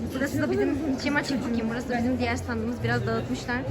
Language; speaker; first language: Turkish; native; Turkish